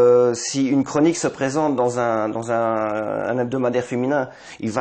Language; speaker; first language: French; native; French